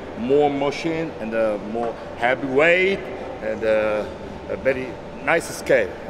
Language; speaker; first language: English; non-native, learner; Korean